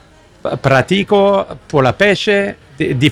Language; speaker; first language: Italian; non-native, learner; English